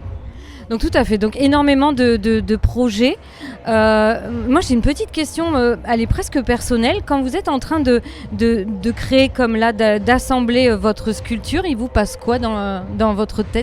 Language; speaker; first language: French; native; French